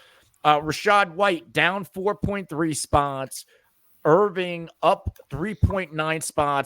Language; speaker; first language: English; native; English